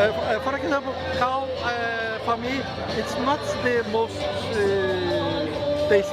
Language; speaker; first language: English; non-native, learner; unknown